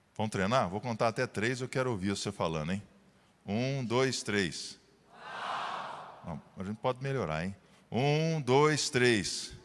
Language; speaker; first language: Portuguese; native; Portuguese